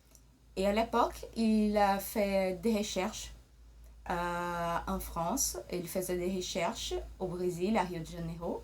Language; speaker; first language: French; early bilingual, other home language; Portuguese